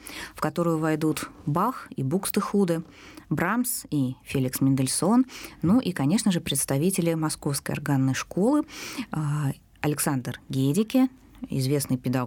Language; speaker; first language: Russian; native; Russian